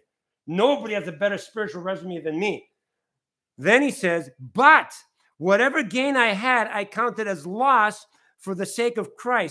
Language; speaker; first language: English; native; English